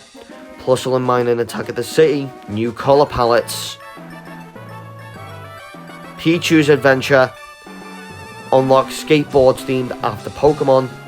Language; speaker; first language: English; native; English